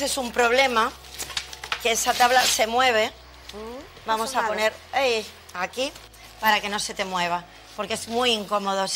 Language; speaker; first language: Spanish; native; Spanish